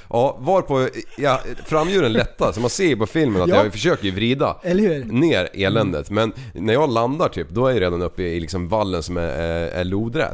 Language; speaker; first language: Swedish; native; Swedish